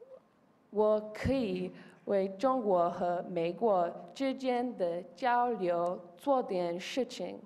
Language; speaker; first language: Chinese; non-native, learner; Polish